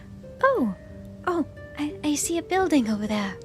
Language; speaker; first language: English; native; English